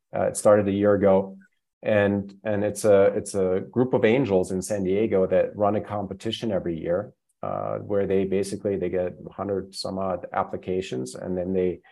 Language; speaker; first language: English; non-native, fluent; German